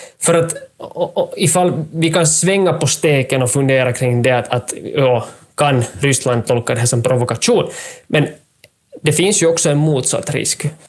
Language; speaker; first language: Swedish; native; Swedish